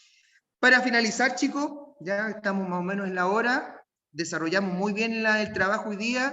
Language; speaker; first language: Spanish; native; Spanish